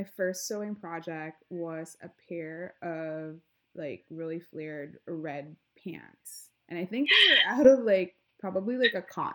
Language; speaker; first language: English; non-native, local second language; Filipino